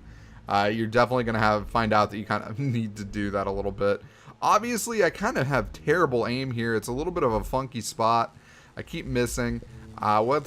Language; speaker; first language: English; native; English